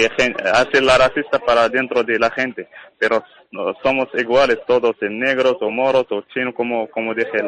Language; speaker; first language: Spanish; non-native, learner; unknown